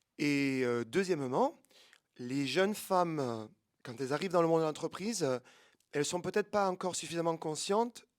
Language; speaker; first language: French; native; French